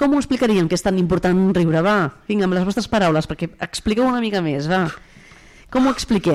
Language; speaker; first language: Catalan; native; Catalan